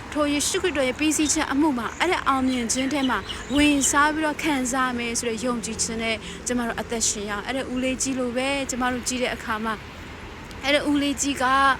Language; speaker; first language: Burmese; non-native, local second language; Hakha Chin